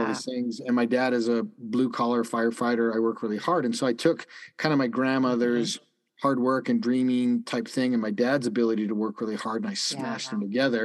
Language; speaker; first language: English; native; English